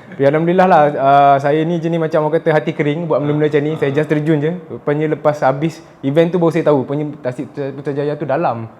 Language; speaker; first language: Malay; native; Malay